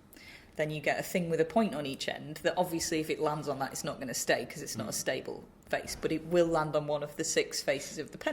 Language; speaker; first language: English; native; English